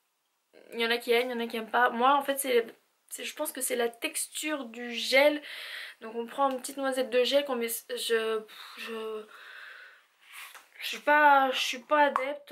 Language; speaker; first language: French; native; French